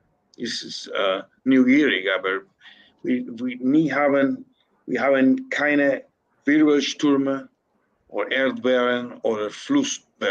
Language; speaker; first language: German; non-native, learner; Spanish